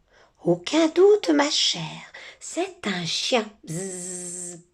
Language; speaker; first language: French; native; French